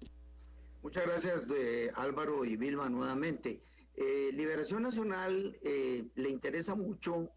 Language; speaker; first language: Spanish; native; Spanish